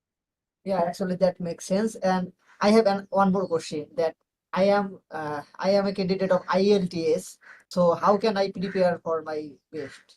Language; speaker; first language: English; non-native, learner; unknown